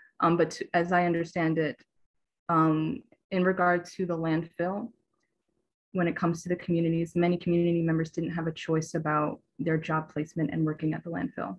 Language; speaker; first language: English; native; English